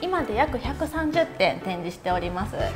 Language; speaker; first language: Japanese; native; Japanese